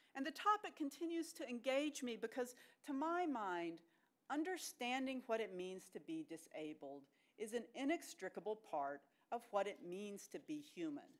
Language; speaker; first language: English; native; English